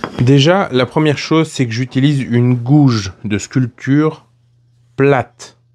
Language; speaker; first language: French; native; French